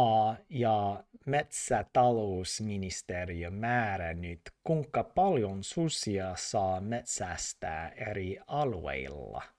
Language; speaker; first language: Finnish; non-native, learner; English